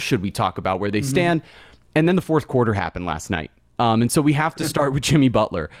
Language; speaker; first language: English; native; English